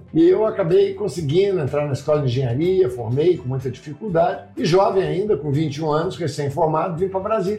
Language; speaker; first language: Portuguese; native; Portuguese